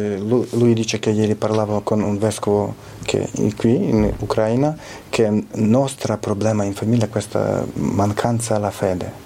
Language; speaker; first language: Italian; non-native, fluent; Ukrainian